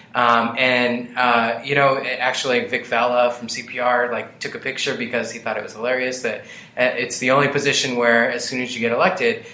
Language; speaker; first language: English; native; English